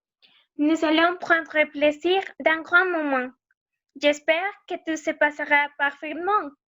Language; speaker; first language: French; non-native, learner; Spanish